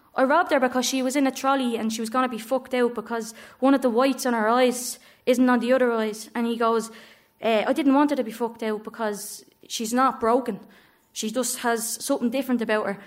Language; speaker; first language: English; native; English